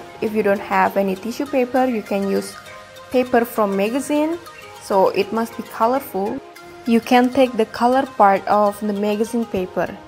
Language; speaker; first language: English; non-native, fluent; Indonesian